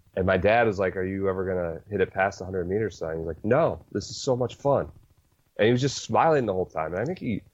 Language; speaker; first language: English; native; English